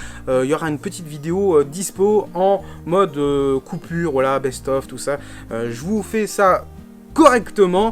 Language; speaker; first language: French; native; French